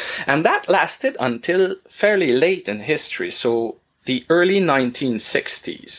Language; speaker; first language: English; non-native, fluent; French